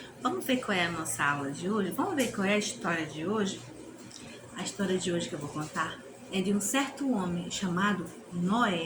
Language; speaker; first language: Portuguese; native; Portuguese